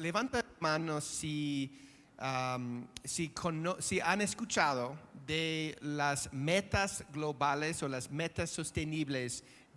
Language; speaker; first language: Spanish; non-native, fluent; English